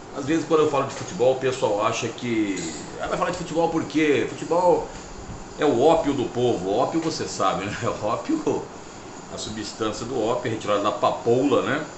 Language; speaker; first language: Portuguese; native; Portuguese